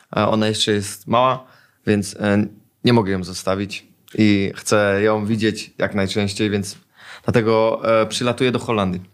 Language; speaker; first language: Polish; early bilingual, heritage; Polish